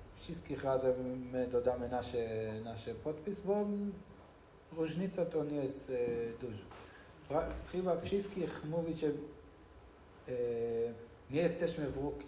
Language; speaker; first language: Polish; non-native, learner; Hebrew